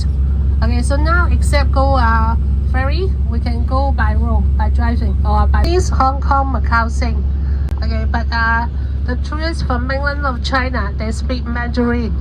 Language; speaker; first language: English; non-native, fluent; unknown